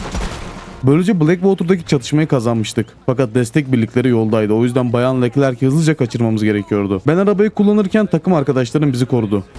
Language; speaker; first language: Turkish; native; Turkish